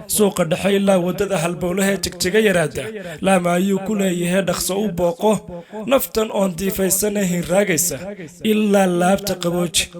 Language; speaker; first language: Somali; native; Somali